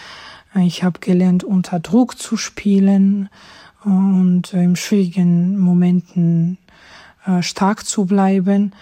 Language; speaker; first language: German; non-native, fluent; Georgian